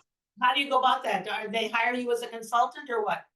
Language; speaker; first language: English; native; English